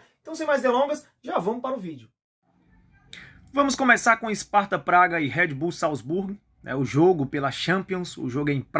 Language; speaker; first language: Portuguese; native; Portuguese